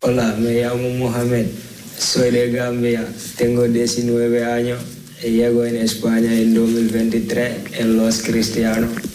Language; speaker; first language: Spanish; non-native, learner; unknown